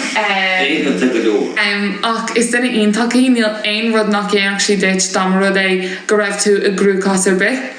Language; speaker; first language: Irish; non-native, local second language; English